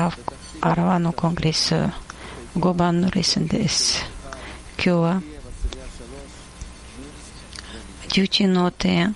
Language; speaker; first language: Japanese; non-native, fluent; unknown